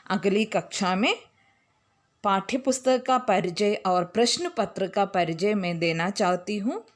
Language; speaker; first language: Hindi; non-native, local second language; Malayalam